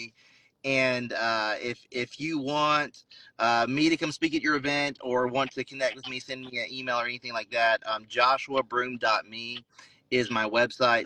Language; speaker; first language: English; native; English